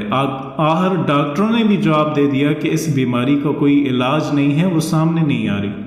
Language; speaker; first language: Urdu; non-native, local second language; Northern Hindko